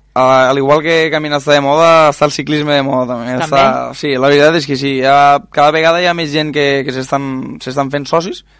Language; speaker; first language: Catalan; native; Catalan